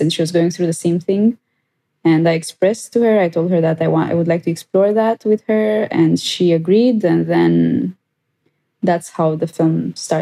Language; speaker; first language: English; non-native, fluent; Romanian